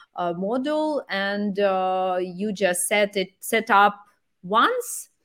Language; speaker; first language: English; non-native, fluent; Ukrainian